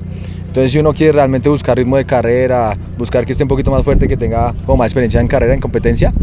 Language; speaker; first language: Spanish; native; Spanish